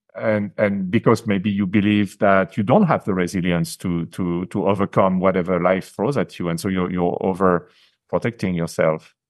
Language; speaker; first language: English; non-native, fluent; French